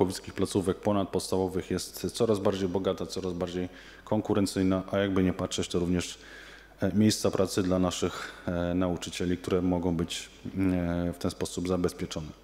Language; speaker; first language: Polish; native; Polish